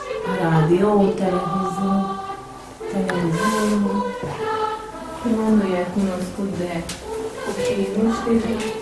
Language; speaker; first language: Romanian; non-native, local second language; Hungarian